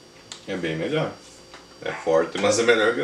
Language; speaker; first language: Portuguese; native; Portuguese